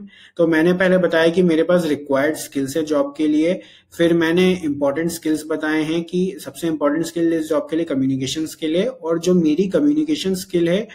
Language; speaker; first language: Hindi; native; Hindi